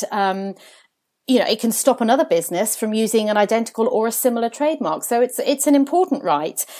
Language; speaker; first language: English; early bilingual, other home language; Italian